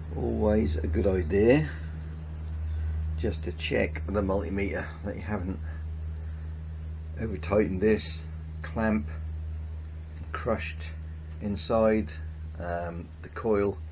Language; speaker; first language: English; native; English